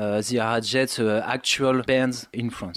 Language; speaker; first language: English; non-native, learner; French